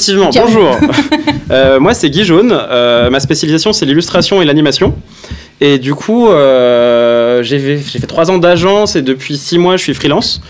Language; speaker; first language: French; native; French